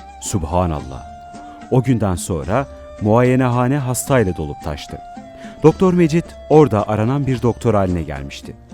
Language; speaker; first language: Turkish; native; Turkish